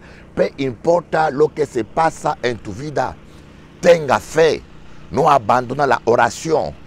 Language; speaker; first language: Spanish; non-native, learner; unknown